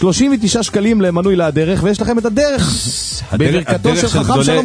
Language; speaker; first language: Hebrew; native; Hebrew